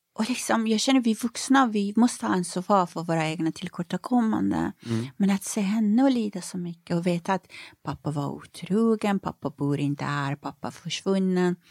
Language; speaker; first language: Swedish; non-native, fluent; Persian